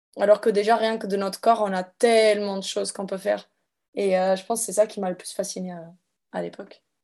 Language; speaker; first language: French; non-native, fluent; Portuguese